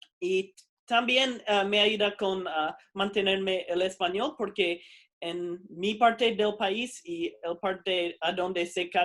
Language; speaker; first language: Spanish; non-native, fluent; English